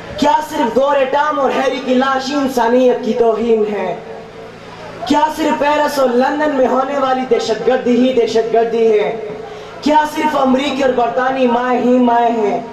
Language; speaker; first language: Urdu; non-native, local second language; Pashto